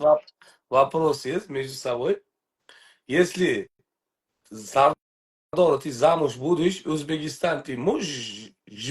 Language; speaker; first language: Russian; non-native, learner; Uzbek